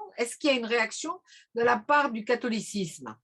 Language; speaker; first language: French; native; French